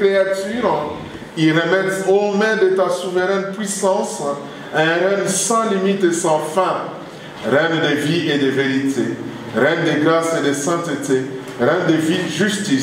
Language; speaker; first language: French; non-native, local second language; Lingala